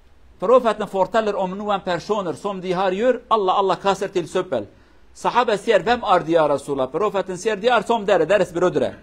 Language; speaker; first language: Norwegian; non-native, learner; Kurdish